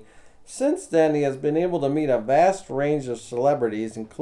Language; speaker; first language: English; native; English